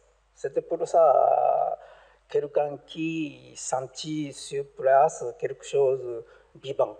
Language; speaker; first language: French; non-native, learner; Japanese